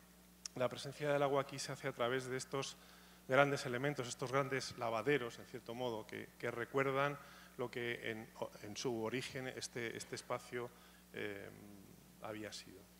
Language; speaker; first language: Spanish; native; Spanish